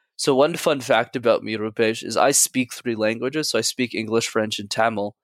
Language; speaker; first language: English; native; English